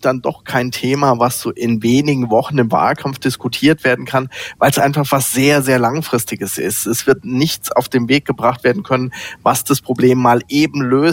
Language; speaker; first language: German; native; German